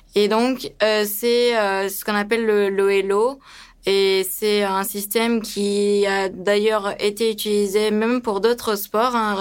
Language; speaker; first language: French; early bilingual, other home language; Romanian